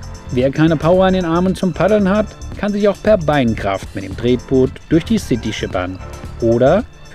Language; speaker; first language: German; native; German